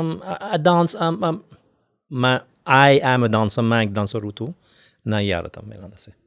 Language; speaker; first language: Hindi; non-native, fluent; French